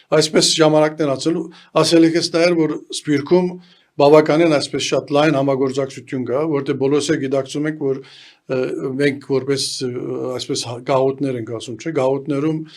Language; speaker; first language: Armenian; early bilingual, heritage; Armenian